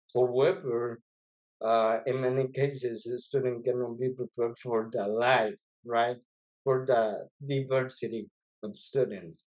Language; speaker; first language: English; non-native, fluent; Spanish